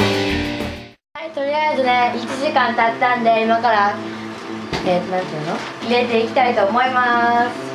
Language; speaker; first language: Japanese; native; Japanese